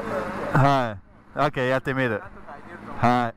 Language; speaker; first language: Japanese; non-native, local second language; English